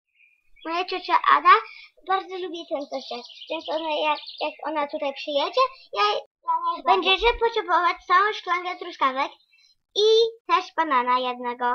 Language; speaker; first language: Polish; early bilingual, heritage; Polish